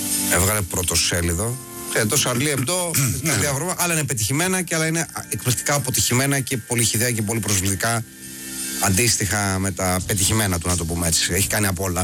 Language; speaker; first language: Greek; native; Greek